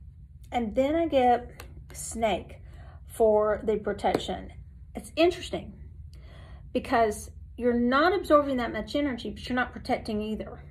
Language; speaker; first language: English; native; English